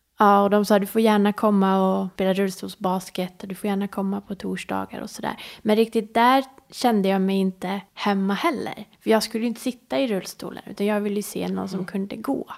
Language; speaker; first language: Swedish; early bilingual, other home language; Persian